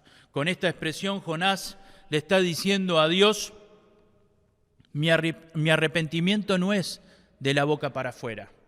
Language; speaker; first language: Spanish; native; Spanish